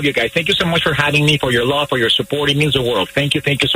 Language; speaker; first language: English; non-native, fluent; Spanish